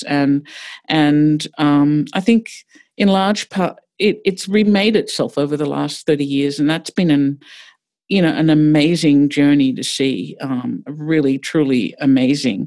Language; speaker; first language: English; native; English